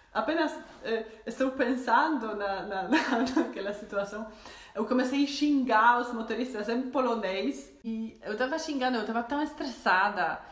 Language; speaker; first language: Portuguese; non-native, fluent; Polish